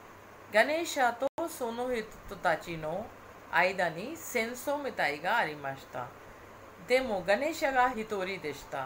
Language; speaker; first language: Japanese; non-native, fluent; Hindi